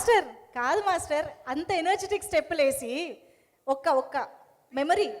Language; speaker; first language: Telugu; native; Telugu